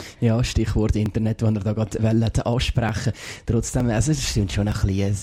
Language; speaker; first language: German; native; German